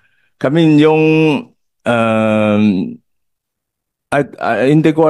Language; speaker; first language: Filipino; non-native, learner; Chinese